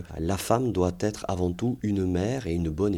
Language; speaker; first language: French; native; French